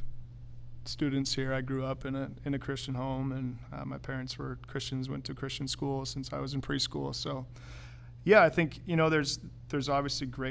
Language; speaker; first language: English; native; English